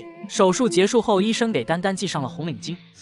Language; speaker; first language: Chinese; native; Chinese